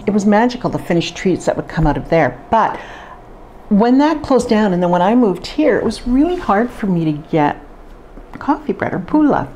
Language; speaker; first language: English; native; English